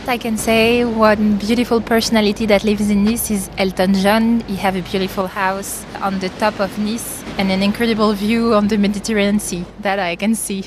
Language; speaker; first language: English; non-native, fluent; French